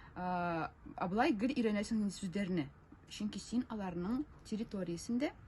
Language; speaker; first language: Tatar; non-native, local second language; Russian